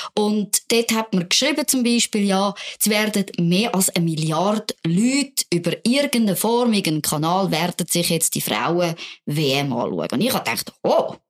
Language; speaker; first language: German; native; German